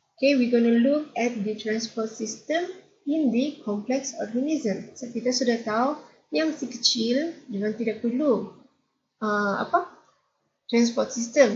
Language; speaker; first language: English; non-native, local second language; Malay